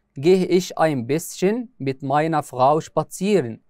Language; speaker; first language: German; non-native, fluent; Arabic